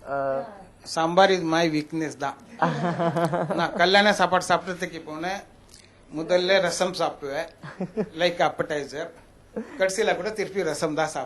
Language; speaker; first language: Tamil; non-native, fluent; Marathi